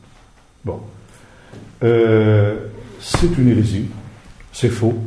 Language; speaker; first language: French; native; French